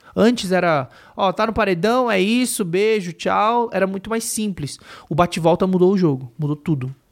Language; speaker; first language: Portuguese; native; Portuguese